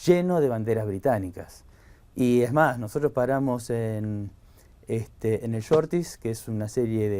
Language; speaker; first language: Spanish; native; Spanish